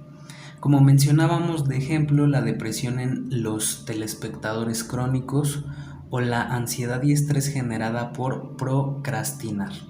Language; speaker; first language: Spanish; native; Spanish